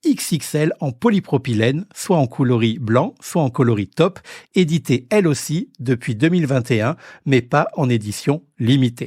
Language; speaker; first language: French; native; French